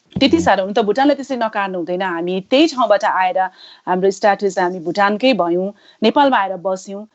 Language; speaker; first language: Nepali; native; Nepali